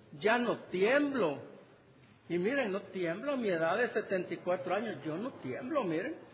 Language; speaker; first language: Spanish; native; Spanish